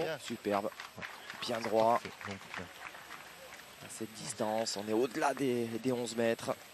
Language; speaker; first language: French; native; French